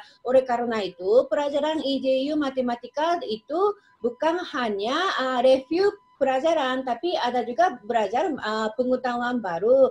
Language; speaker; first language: Indonesian; non-native, fluent; Japanese